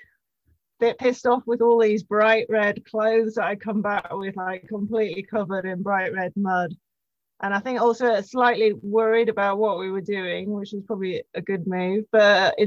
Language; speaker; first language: English; native; English